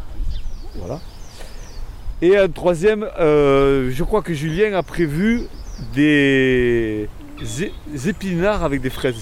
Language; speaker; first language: French; native; French